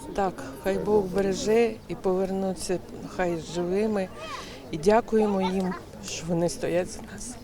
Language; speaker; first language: Ukrainian; native; Ukrainian